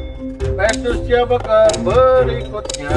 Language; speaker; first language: Indonesian; native; Indonesian